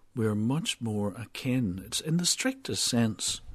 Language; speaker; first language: English; native; English